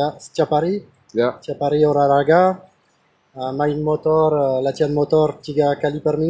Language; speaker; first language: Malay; non-native, learner; French